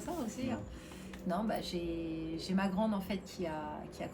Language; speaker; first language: French; native; French